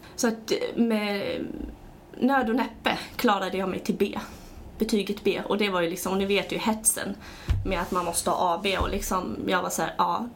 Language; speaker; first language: Swedish; early bilingual, other home language; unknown